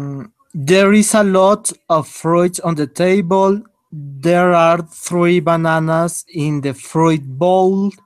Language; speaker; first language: English; non-native, learner; Spanish